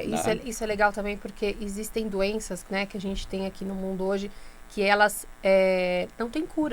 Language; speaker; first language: Portuguese; native; Portuguese